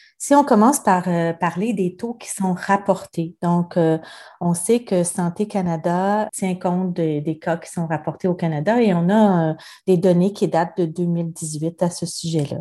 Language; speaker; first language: French; native; French